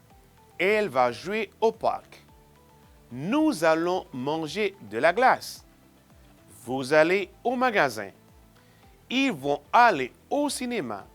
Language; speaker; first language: French; non-native, fluent; Spanish